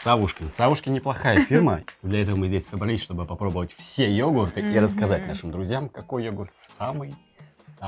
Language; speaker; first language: Russian; native; Russian